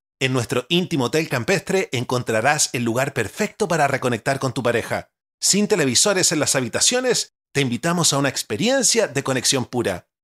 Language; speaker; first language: Spanish; native; Spanish